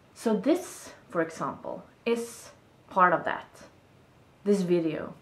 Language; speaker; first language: English; non-native, fluent; Swedish